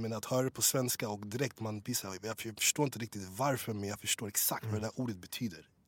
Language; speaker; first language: Swedish; early bilingual, other home language; English